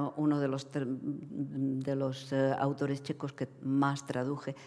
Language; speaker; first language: Spanish; non-native, fluent; Czech